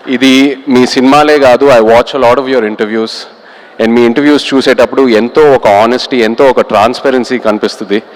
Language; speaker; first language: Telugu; native; Telugu